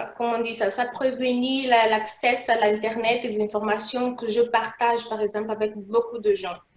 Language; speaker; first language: French; non-native, local second language; Portuguese